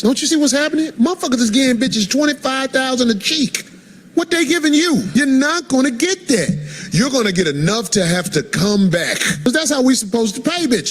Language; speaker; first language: English; native; English